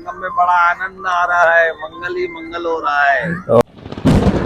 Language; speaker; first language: Hindi; native; Hindi